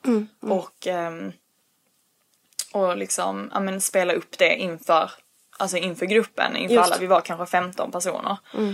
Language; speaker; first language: Swedish; early bilingual, other home language; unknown